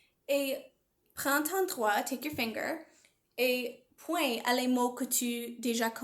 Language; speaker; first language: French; non-native, learner; English